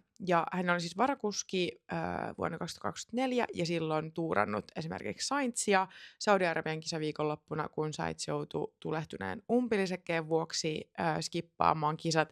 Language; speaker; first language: Finnish; native; Finnish